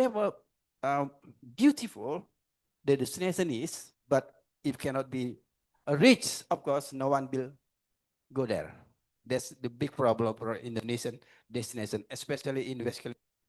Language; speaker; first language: English; non-native, learner; Indonesian